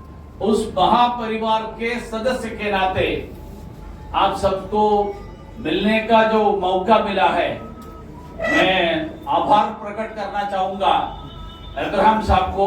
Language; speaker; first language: Hindi; non-native, local second language; Malayalam